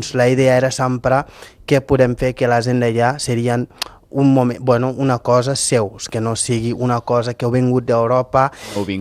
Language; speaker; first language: Catalan; non-native, local second language; Fula